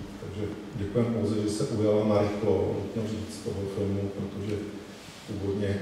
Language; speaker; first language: Czech; native; Czech